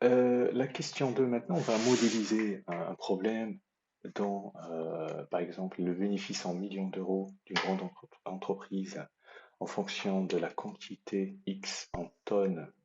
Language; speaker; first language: French; native; French